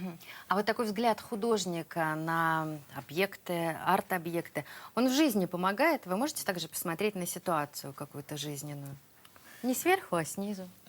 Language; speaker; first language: Russian; native; Russian